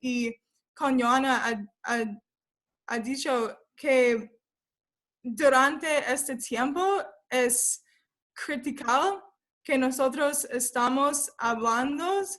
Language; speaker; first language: Spanish; non-native, learner; English